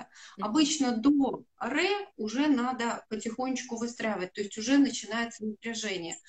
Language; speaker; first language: Russian; native; Russian